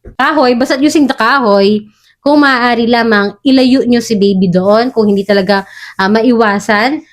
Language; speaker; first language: Filipino; native; Filipino